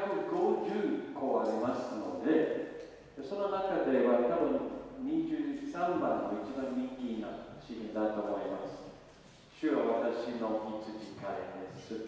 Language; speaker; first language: Japanese; non-native, learner; English